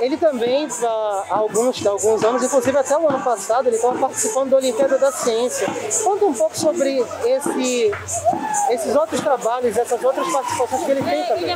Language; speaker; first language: Portuguese; native; Portuguese